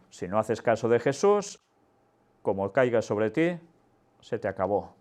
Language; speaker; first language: Spanish; native; Spanish